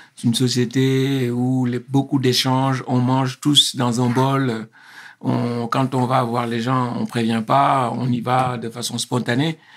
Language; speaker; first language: French; non-native, local second language; Wolof